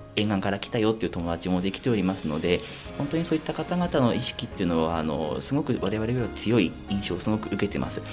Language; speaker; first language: Japanese; native; Japanese